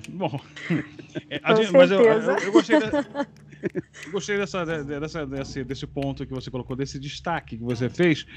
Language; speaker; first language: Portuguese; native; Portuguese